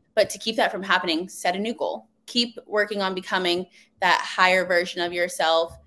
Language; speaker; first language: English; native; English